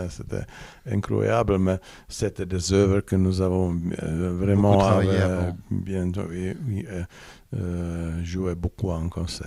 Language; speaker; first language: French; non-native, learner; Czech